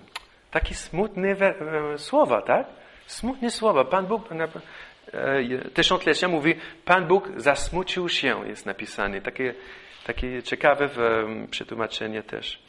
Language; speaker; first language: Polish; non-native, fluent; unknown